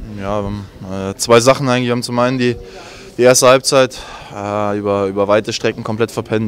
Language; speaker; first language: German; native; German